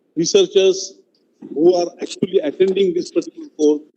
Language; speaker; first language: English; non-native, local second language; Marathi